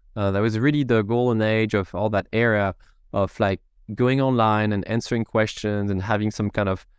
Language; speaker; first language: English; non-native, fluent; French